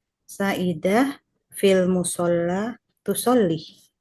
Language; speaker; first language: Arabic; non-native, learner; Indonesian